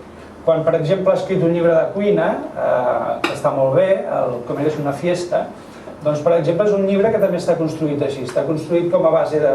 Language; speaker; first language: Catalan; native; Catalan